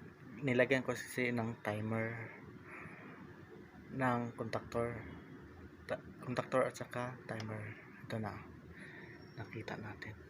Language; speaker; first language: Filipino; non-native, local second language; Cebuano